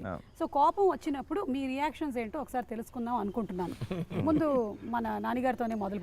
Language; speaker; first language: Telugu; native; Telugu